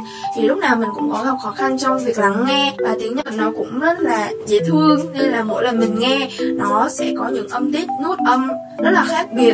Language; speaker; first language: Vietnamese; native; Vietnamese